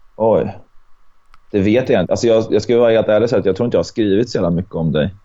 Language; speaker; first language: Swedish; native; Swedish